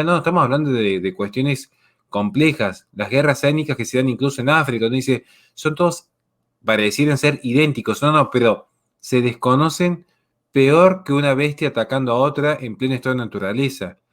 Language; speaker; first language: Spanish; native; Spanish